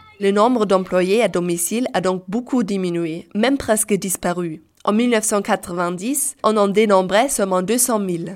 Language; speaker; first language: French; native; French